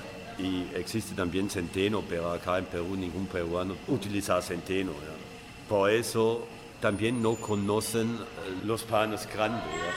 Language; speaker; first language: Spanish; non-native, fluent; German